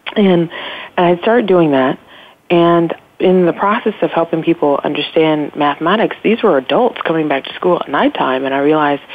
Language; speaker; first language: English; native; English